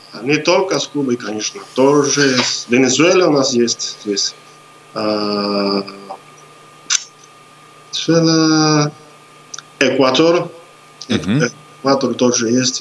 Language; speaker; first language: Russian; non-native, learner; Spanish